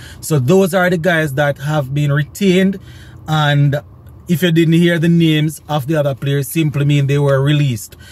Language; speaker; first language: English; native; English